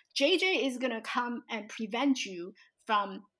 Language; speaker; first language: English; early bilingual, other home language; Chinese